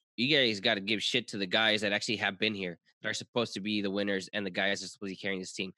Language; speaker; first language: English; early bilingual, other home language; Spanish